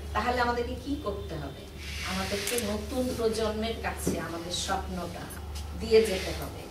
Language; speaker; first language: Bangla; native; Bangla